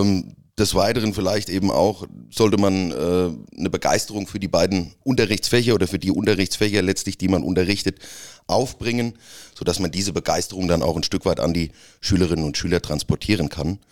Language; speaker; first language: German; native; German